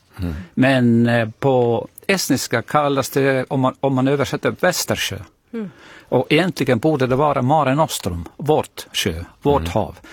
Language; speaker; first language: Swedish; non-native, fluent; Estonian